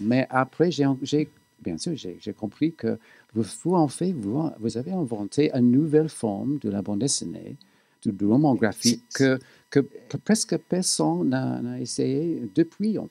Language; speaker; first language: French; non-native, fluent; English